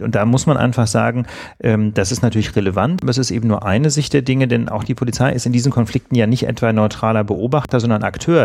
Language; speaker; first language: German; native; German